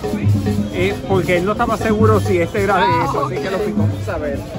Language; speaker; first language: Spanish; native; Spanish